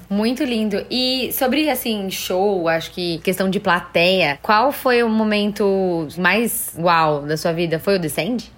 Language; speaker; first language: Portuguese; native; Portuguese